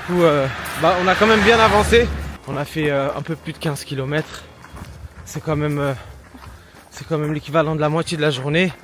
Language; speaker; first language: French; native; French